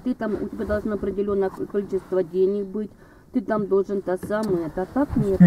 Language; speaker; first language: Russian; native; Russian